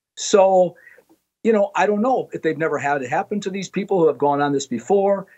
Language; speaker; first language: English; native; English